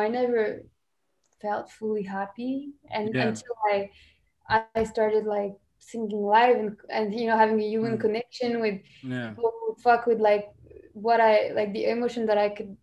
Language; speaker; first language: English; non-native, fluent; French